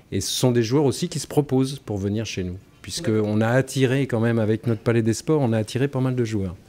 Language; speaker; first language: French; native; French